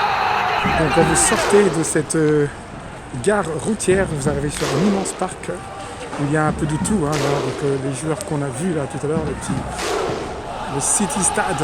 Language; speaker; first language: French; native; French